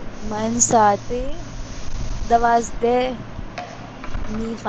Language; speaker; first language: Persian; non-native, learner; Urdu